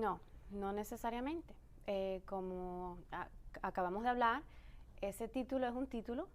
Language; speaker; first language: Spanish; early bilingual, other home language; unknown